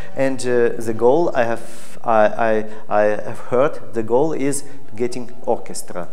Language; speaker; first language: English; non-native, fluent; Russian